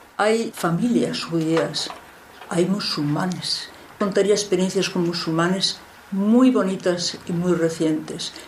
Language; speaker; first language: Spanish; native; Spanish